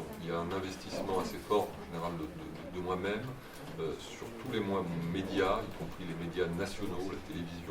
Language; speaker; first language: French; native; French